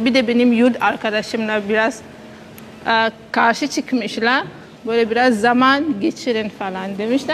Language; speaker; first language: Turkish; non-native, fluent; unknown